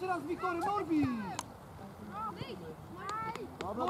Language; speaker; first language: Polish; native; Polish